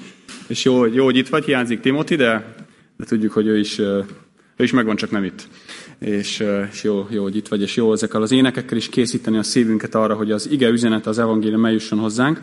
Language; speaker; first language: Hungarian; native; Hungarian